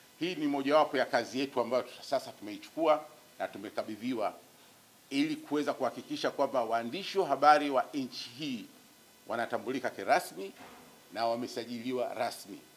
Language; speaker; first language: Swahili; native; Swahili